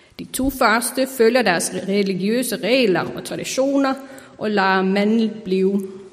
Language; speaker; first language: Danish; non-native, fluent; Icelandic